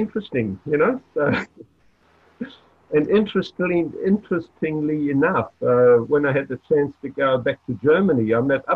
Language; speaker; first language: English; non-native, fluent; German